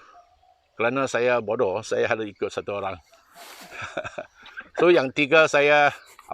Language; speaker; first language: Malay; non-native, local second language; Chinese